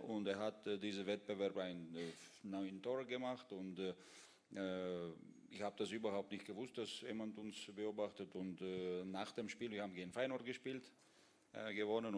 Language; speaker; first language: German; non-native, fluent; Russian